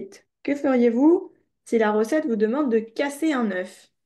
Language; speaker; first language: French; native; French